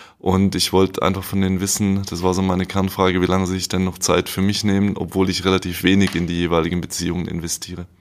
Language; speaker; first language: German; native; German